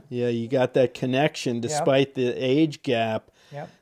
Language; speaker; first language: English; native; English